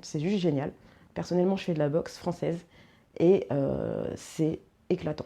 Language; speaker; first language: French; native; French